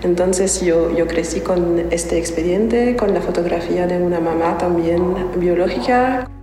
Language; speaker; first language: Spanish; non-native, learner; French